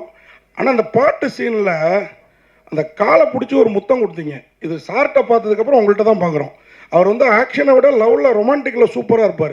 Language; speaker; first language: Tamil; native; Tamil